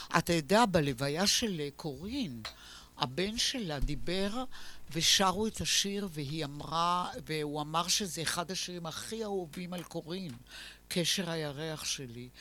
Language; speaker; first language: Hebrew; native; Hebrew